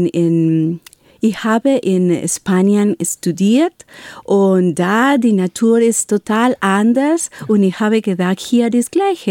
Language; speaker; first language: German; non-native, learner; Spanish